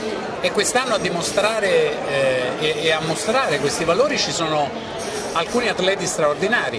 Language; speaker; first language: Italian; native; Italian